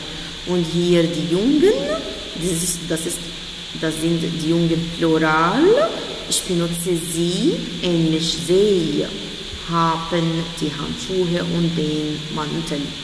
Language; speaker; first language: German; non-native, fluent; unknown